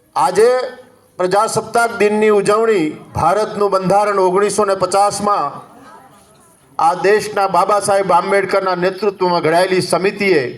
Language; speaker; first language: Gujarati; native; Gujarati